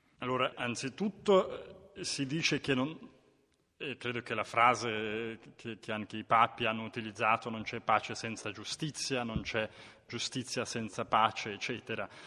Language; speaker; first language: Italian; non-native, fluent; Ukrainian